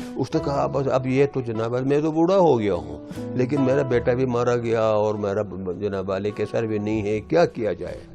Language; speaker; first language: Urdu; non-native, local second language; Balti